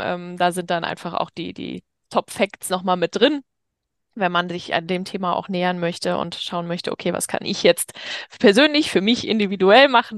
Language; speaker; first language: German; native; German